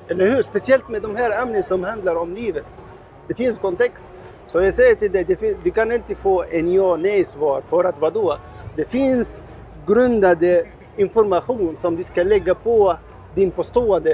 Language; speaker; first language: Swedish; non-native, learner; Arabic